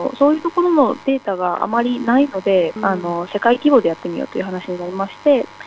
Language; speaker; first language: Japanese; native; Japanese